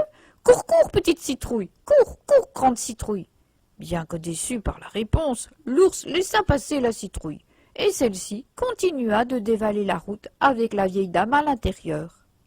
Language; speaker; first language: French; native; French